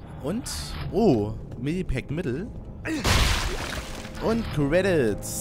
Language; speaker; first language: German; native; German